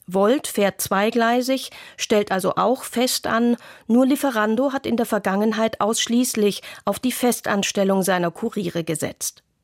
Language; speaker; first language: German; native; German